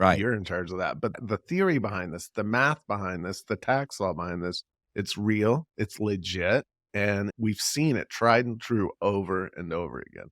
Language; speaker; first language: English; native; English